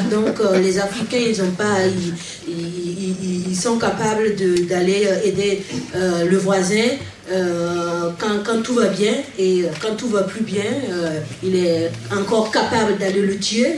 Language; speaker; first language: French; non-native, local second language; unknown